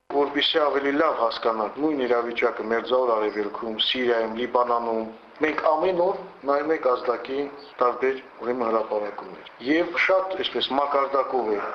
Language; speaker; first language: Armenian; early bilingual, heritage; Armenian